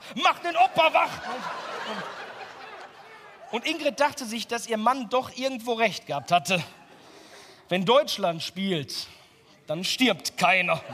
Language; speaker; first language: German; native; German